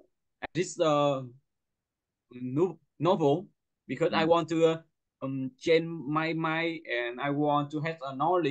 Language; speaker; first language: English; non-native, local second language; Vietnamese